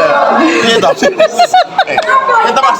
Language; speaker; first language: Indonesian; non-native, local second language; Javanese